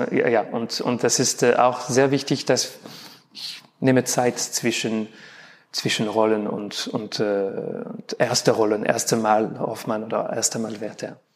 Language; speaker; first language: German; non-native, learner; French